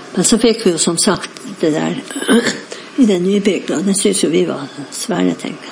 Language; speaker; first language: Norwegian; native; Norwegian